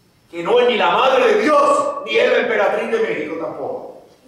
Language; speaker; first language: Spanish; native; Spanish